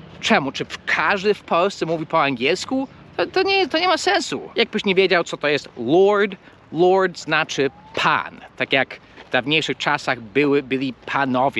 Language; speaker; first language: Polish; non-native, fluent; English